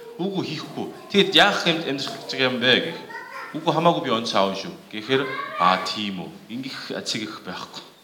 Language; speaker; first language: Mongolian; non-native, fluent; Korean